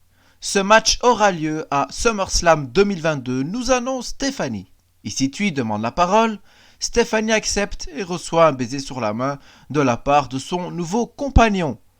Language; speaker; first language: French; native; French